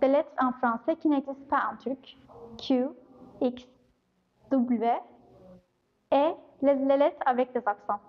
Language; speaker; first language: French; non-native, fluent; Turkish